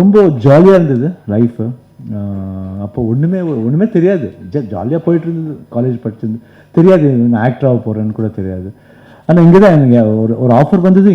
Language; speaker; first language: Tamil; non-native, local second language; Kannada